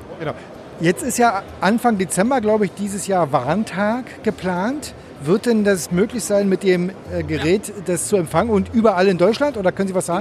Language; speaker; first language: German; native; German